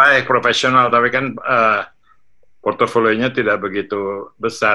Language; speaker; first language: Indonesian; native; Indonesian